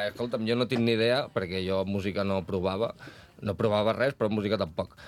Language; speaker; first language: Catalan; non-native, local second language; Spanish